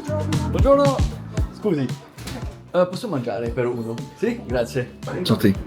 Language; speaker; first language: Italian; non-native, learner; French